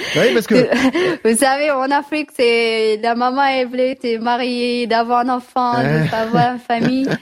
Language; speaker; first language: French; non-native, learner; Tigrinya